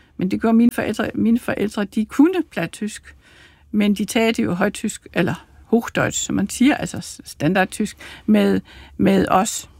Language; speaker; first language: Danish; non-native, local second language; German